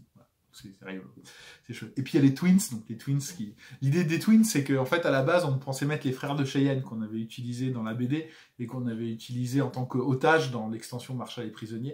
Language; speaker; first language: French; native; French